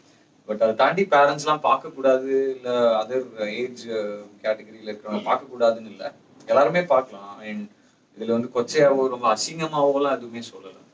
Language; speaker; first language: Tamil; native; Tamil